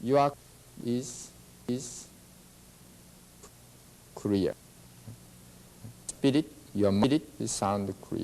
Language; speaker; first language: English; non-native, learner; Japanese